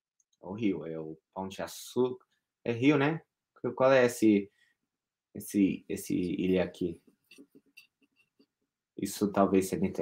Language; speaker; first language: Portuguese; non-native, fluent; English